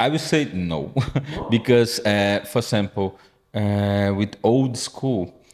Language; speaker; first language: English; non-native, fluent; Portuguese